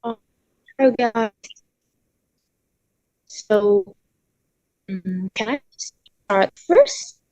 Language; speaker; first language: English; non-native, learner; Indonesian